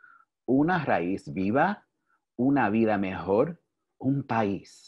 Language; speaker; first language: Spanish; early bilingual, heritage; English